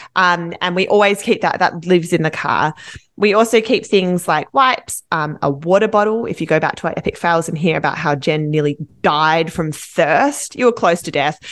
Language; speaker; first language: English; native; English